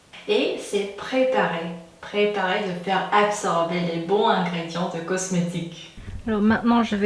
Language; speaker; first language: French; non-native, fluent; Korean